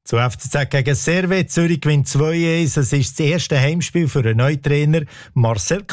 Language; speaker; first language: German; native; German